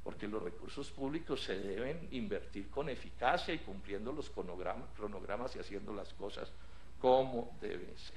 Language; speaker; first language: Spanish; native; Spanish